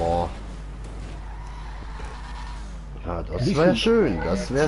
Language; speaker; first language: German; native; German